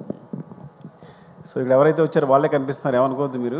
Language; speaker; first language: Telugu; native; Telugu